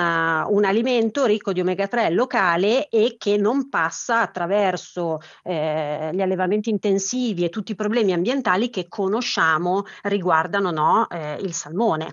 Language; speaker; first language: Italian; native; Italian